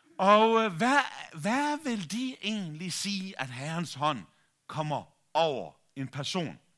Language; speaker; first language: Danish; native; Danish